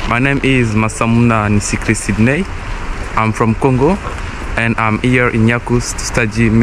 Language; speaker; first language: English; non-native, learner; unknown